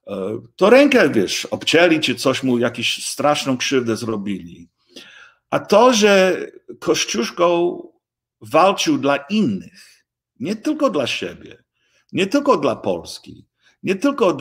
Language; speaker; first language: Polish; early bilingual, heritage; English